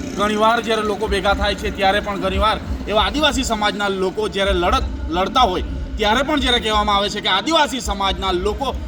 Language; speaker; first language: Gujarati; native; Gujarati